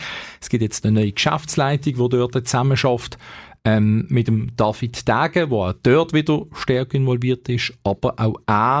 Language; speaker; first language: German; native; German